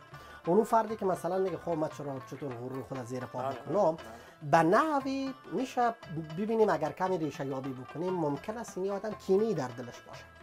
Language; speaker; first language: Persian; native; Persian